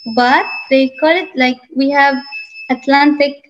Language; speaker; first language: English; non-native, fluent; Arabic